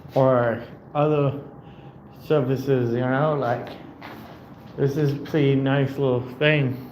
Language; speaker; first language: English; native; English